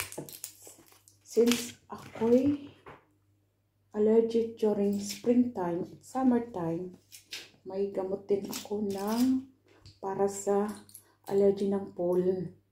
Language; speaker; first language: Filipino; non-native, local second language; Cebuano